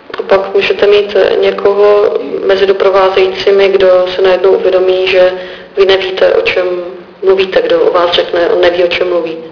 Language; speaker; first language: Czech; native; Czech